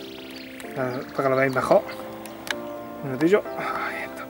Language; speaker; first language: Spanish; native; Spanish